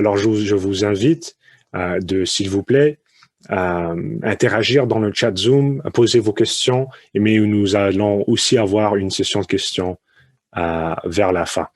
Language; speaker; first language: French; early bilingual, other home language; Spanish